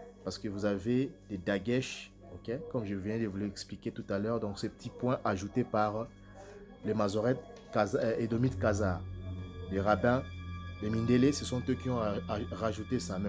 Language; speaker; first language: French; non-native, local second language; Kongo